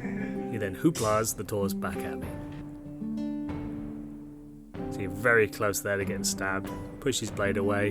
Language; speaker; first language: English; native; English